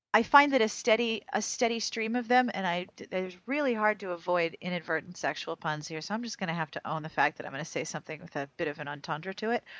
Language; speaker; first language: English; native; English